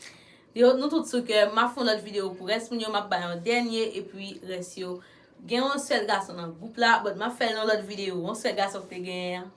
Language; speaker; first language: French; non-native, learner; Haitian Creole